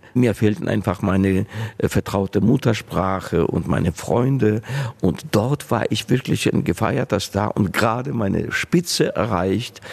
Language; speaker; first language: German; non-native, fluent; Georgian